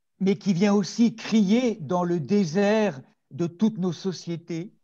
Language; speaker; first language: French; native; French